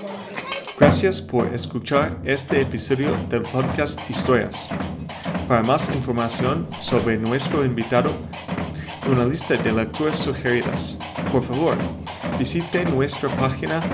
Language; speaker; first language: Spanish; non-native, fluent; English